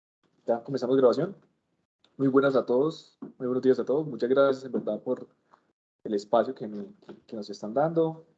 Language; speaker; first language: Spanish; native; Spanish